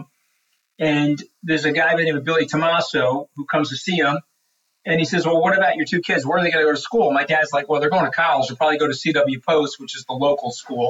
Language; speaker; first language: English; native; English